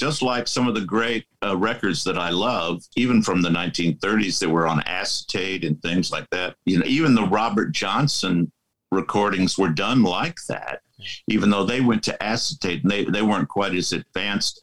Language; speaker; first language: English; native; English